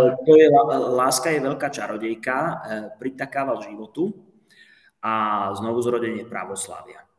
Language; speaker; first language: Slovak; non-native, fluent; Finnish